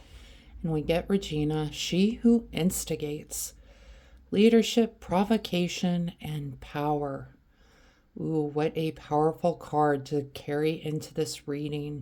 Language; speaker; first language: English; native; English